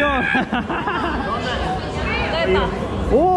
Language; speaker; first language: Russian; native; Russian